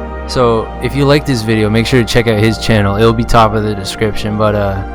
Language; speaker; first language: English; native; English